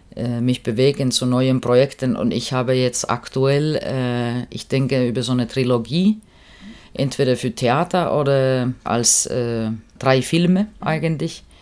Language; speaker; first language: German; non-native, fluent; Finnish